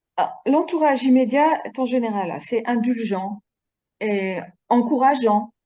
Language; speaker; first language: French; non-native, fluent; Dutch